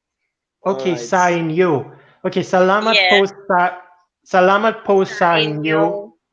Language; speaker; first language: Filipino; non-native, learner; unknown